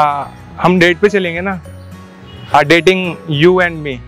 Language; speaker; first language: Hindi; native; Hindi